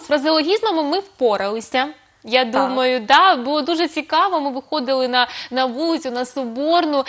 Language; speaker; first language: Ukrainian; native; Ukrainian